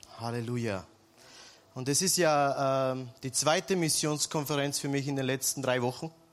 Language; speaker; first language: German; early bilingual, other home language; Serbian